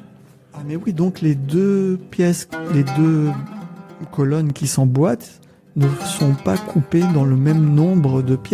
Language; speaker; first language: French; native; French